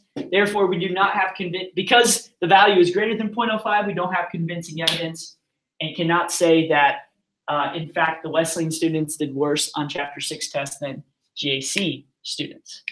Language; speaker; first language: English; native; English